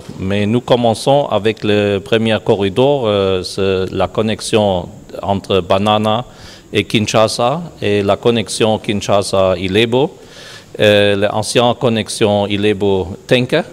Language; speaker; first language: French; non-native, learner; German